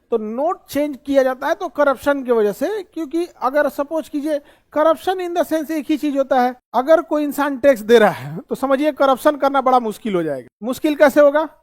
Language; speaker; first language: Hindi; native; Hindi